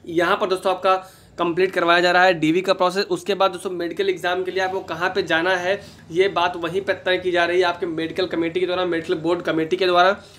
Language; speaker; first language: Hindi; native; Hindi